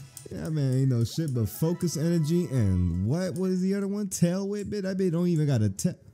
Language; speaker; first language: English; native; English